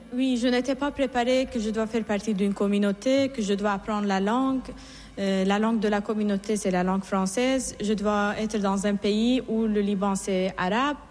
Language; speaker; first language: French; non-native, fluent; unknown